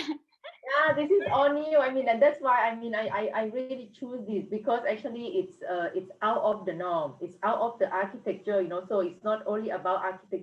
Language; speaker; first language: English; non-native, fluent; Thai